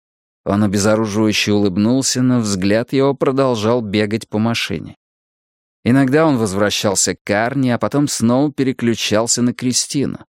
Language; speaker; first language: Russian; native; Russian